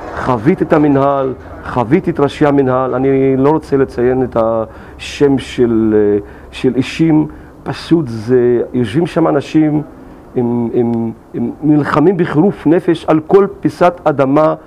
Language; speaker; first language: Hebrew; non-native, local second language; Arabic